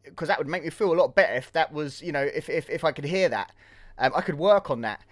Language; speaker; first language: English; native; English